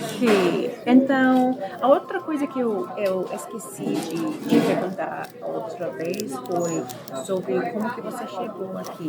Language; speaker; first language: Portuguese; early bilingual, heritage; Portuguese